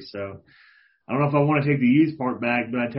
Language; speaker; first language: English; native; English